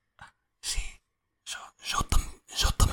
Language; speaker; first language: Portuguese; non-native, learner; English